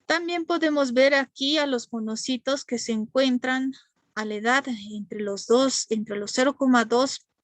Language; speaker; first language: Spanish; native; Spanish